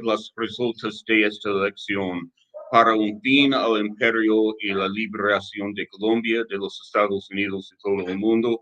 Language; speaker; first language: Spanish; non-native, learner; English